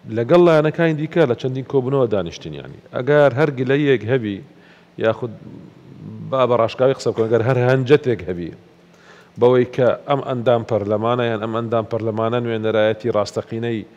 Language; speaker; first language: Central Kurdish; non-native, local second language; Assyrian Neo-Aramaic